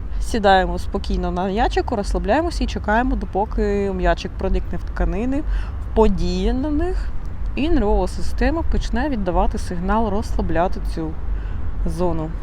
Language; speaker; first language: Ukrainian; non-native, local second language; Russian